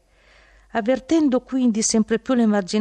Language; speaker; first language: Italian; native; Italian